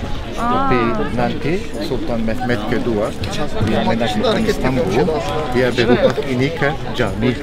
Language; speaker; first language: Indonesian; non-native, fluent; Turkish